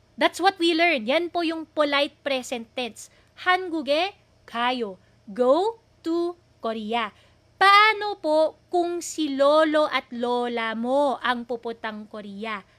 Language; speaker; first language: Filipino; native; Filipino